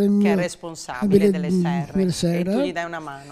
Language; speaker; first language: Italian; native; Italian